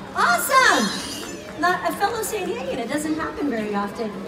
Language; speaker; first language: English; native; English